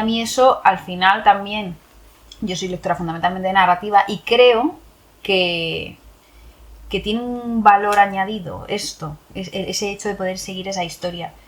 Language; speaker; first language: Spanish; native; Spanish